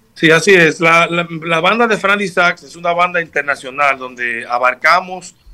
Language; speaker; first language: Spanish; native; Spanish